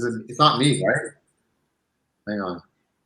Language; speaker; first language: English; native; English